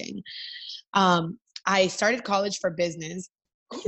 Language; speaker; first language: English; early bilingual, other home language; Spanish